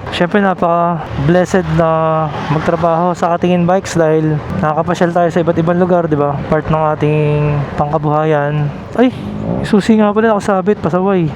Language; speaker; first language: Filipino; native; Filipino